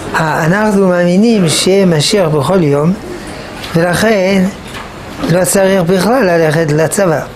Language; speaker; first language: Hebrew; non-native, fluent; French